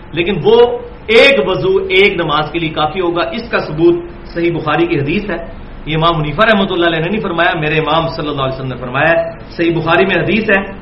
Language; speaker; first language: Urdu; non-native, local second language; Punjabi